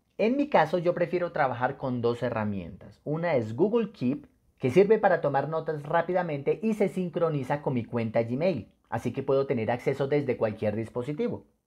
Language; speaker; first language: Spanish; native; Spanish